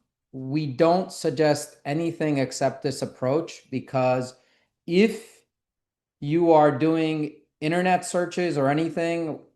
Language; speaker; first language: English; native; English